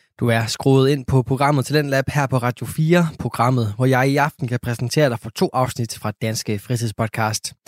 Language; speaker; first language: Danish; native; Danish